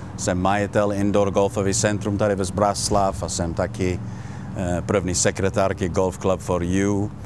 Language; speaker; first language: Czech; non-native, learner; Italian